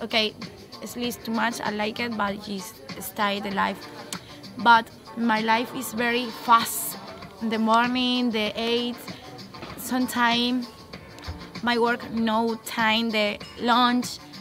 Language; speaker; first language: English; non-native, learner; Spanish